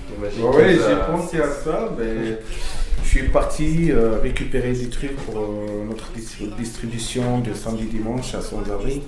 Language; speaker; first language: French; non-native, learner; Arabic